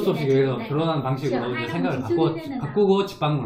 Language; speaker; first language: Korean; native; Korean